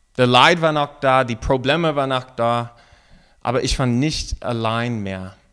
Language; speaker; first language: German; non-native, fluent; English